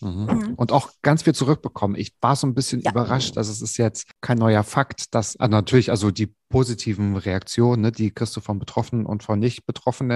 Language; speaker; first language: German; native; German